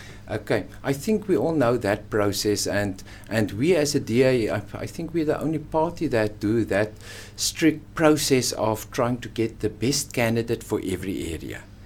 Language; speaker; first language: English; non-native, local second language; Afrikaans